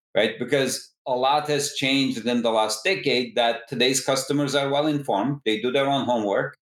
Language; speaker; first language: English; non-native, fluent; Turkish